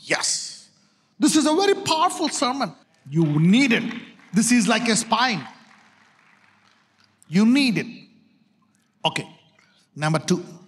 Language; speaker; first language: English; non-native, local second language; Telugu